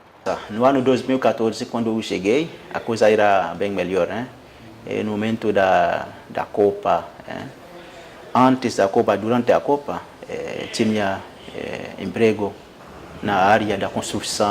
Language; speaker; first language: Portuguese; non-native, fluent; Haitian Creole